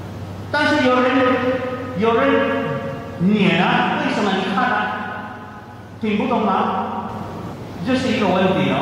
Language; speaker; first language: Chinese; non-native, fluent; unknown